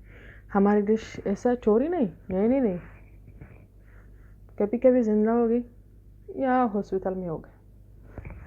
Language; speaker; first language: Hindi; non-native, fluent; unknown